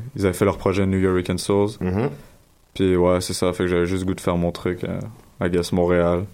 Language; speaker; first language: French; non-native, local second language; Arabic